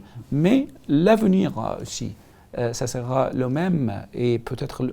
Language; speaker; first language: French; non-native, learner; Arabic